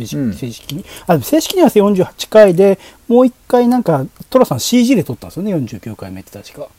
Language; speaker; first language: Japanese; native; Japanese